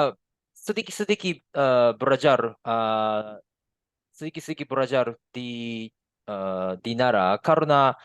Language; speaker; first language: Indonesian; non-native, fluent; Japanese